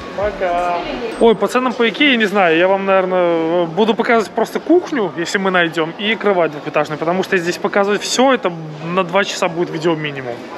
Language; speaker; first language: Russian; native; Russian